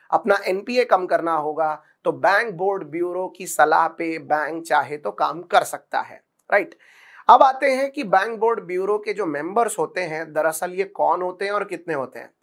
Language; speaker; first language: Hindi; non-native, local second language; Marathi